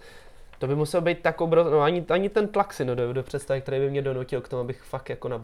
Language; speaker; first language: Czech; native; Czech